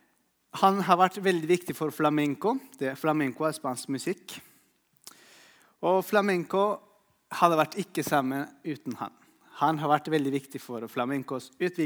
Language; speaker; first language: Norwegian; non-native, fluent; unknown